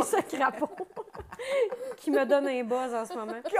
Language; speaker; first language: French; native; French